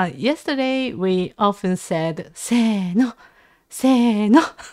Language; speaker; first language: English; non-native, learner; Japanese